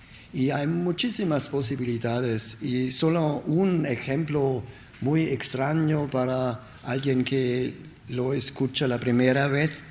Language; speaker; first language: Spanish; non-native, learner; German